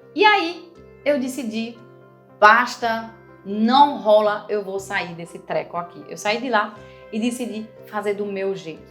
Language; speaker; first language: Portuguese; non-native, fluent; German